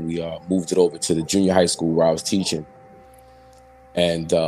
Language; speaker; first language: English; native; English